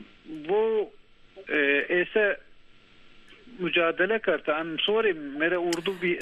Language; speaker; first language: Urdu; non-native, learner; Turkish